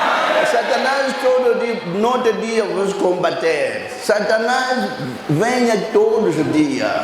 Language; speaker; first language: Portuguese; non-native, learner; Lingala